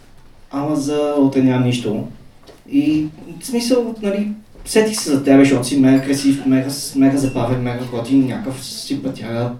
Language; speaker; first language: Bulgarian; native; Bulgarian